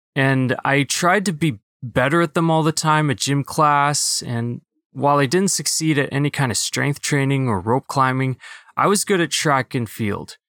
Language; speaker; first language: English; early bilingual, other home language; Filipino